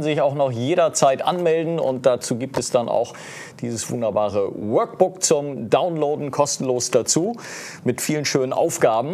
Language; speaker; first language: German; native; German